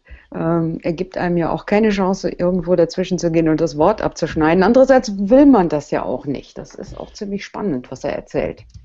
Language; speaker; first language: German; native; German